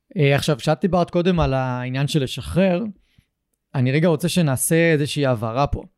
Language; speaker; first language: Hebrew; native; Hebrew